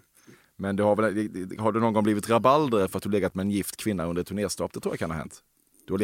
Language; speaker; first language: Swedish; native; Swedish